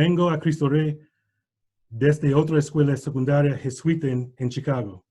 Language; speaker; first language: Spanish; non-native, learner; English